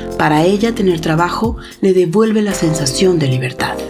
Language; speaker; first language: Spanish; native; Spanish